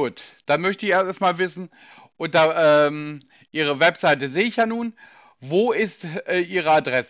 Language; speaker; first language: German; native; German